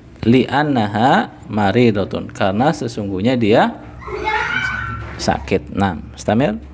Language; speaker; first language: Indonesian; native; Indonesian